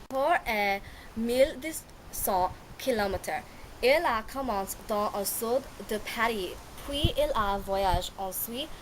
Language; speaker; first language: French; non-native, learner; English